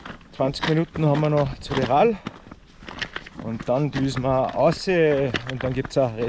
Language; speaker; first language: German; native; German